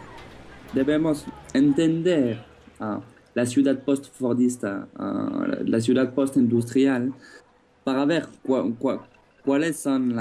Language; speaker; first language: Spanish; non-native, fluent; French